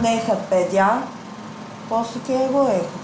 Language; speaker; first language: Greek; non-native, learner; Bulgarian